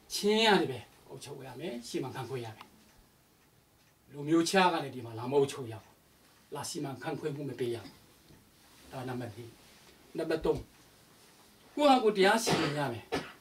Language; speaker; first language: Burmese; non-native, local second language; Tedim Chin